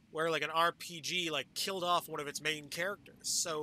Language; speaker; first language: English; native; English